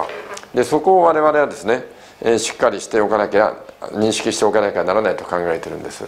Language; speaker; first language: Japanese; native; Japanese